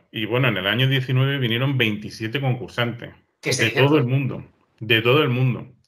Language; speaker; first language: Spanish; native; Spanish